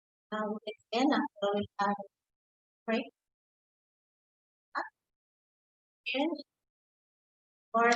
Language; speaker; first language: English; non-native, fluent; Indonesian